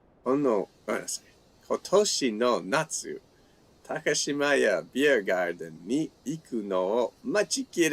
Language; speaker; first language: Japanese; non-native, fluent; English